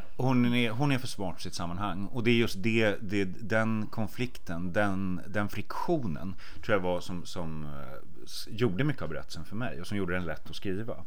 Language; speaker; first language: Swedish; native; Swedish